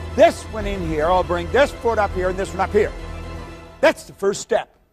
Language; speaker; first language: English; native; English